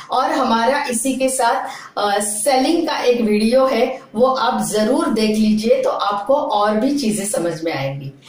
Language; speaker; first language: Hindi; non-native, local second language; Marathi